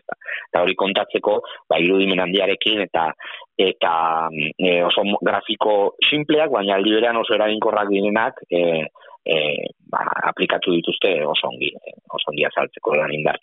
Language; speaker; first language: Basque; native; Basque